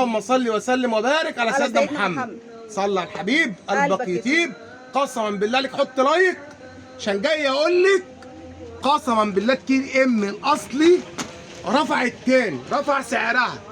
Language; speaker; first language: Arabic; native; Arabic